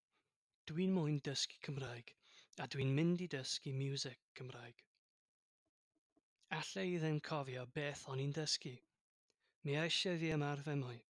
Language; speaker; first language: Welsh; non-native, learner; English